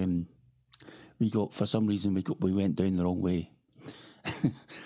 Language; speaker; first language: English; native; English